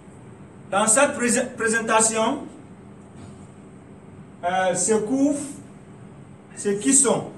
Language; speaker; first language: French; non-native, learner; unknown